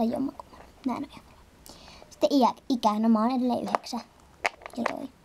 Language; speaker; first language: Finnish; native; Finnish